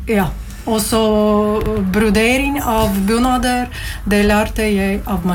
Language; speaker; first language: Norwegian; non-native, learner; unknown